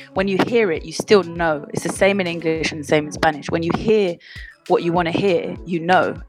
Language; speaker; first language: English; native; English